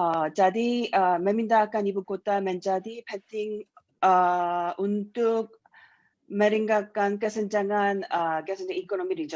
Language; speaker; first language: Indonesian; non-native, learner; Korean